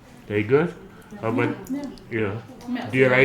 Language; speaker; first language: English; non-native, learner; Indonesian